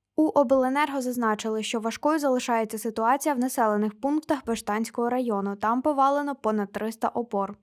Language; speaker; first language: Ukrainian; native; Ukrainian